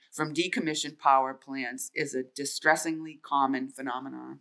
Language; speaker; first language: English; native; English